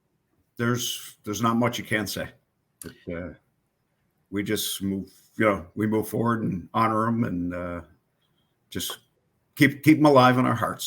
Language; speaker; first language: English; native; English